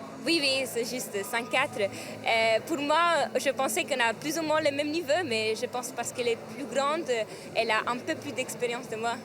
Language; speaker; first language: French; non-native, learner; Italian